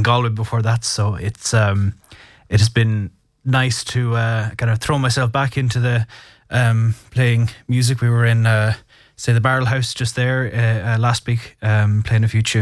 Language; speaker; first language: English; native; English